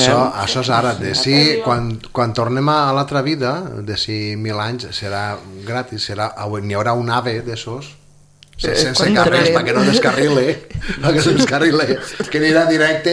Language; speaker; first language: Catalan; native; Catalan